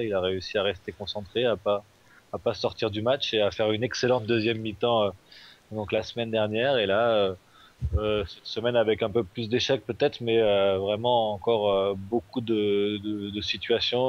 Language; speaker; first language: French; native; French